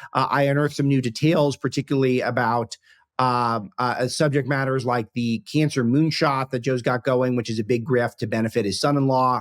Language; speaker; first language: English; native; English